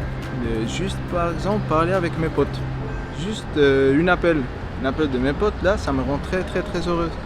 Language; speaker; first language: French; non-native, fluent; Spanish